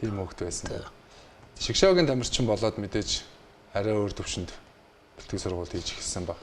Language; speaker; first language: Mongolian; native; Mongolian